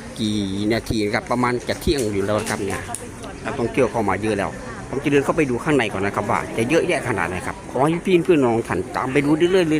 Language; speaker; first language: Thai; native; Thai